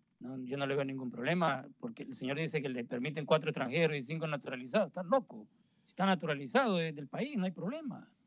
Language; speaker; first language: Spanish; native; Spanish